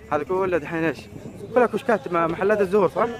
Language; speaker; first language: Arabic; native; Arabic